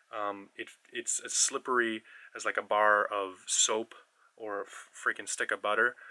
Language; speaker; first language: English; native; English